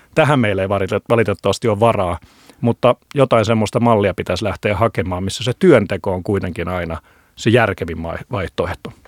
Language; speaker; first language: Finnish; native; Finnish